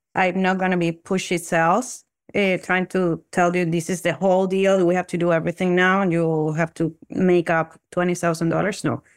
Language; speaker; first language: English; non-native, fluent; Spanish